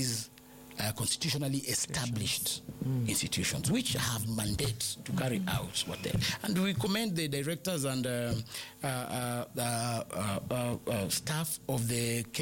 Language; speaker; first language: English; non-native, local second language; Luyia